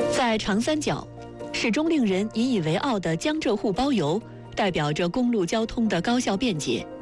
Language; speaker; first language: Chinese; native; Chinese